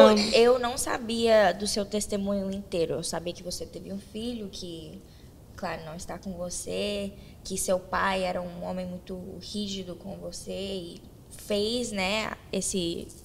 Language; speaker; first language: Portuguese; early bilingual, heritage; Portuguese